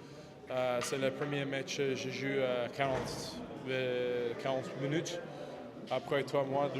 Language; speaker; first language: French; non-native, fluent; English